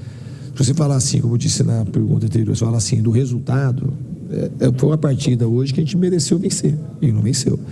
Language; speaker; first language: Portuguese; native; Portuguese